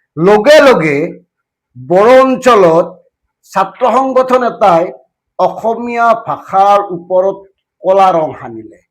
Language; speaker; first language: Assamese; native; Assamese